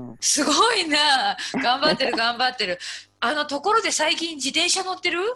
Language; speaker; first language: Japanese; native; Japanese